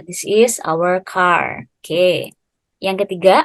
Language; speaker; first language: English; non-native, fluent; Indonesian